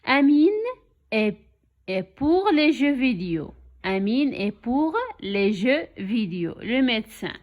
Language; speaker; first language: French; non-native, local second language; Arabic